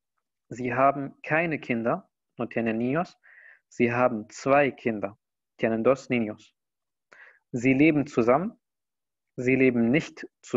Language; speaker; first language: German; non-native, fluent; Spanish